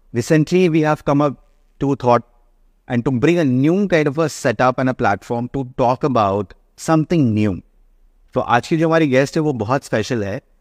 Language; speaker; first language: Hindi; native; Hindi